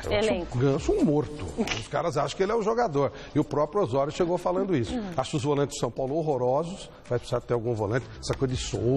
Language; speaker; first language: Portuguese; native; Portuguese